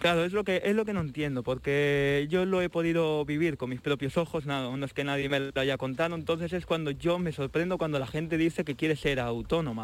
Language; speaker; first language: Spanish; native; Spanish